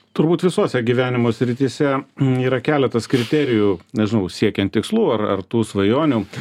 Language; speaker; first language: Lithuanian; native; Lithuanian